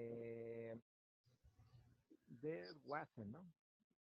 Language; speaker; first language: English; non-native, learner; Spanish